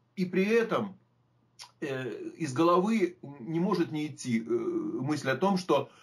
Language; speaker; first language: Russian; native; Russian